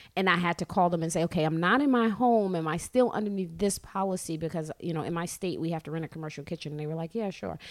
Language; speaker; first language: English; native; English